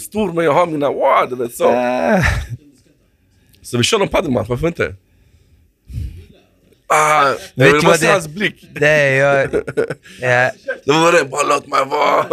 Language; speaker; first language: Swedish; native; Swedish